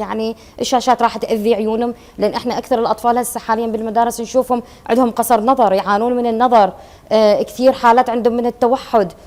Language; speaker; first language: Arabic; native; Arabic